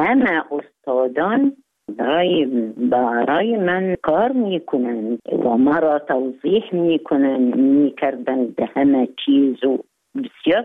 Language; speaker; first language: Persian; non-native, fluent; Arabic